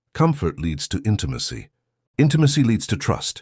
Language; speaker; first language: English; non-native, local second language; Filipino